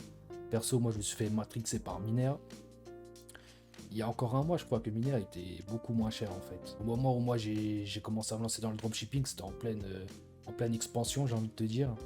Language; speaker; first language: French; native; French